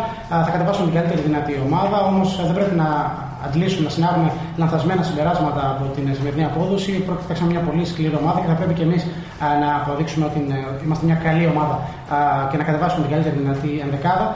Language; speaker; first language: Greek; native; Greek